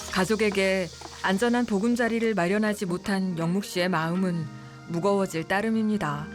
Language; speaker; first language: Korean; native; Korean